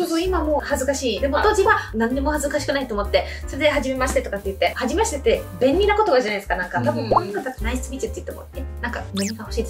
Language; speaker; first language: Japanese; non-native, fluent; Italian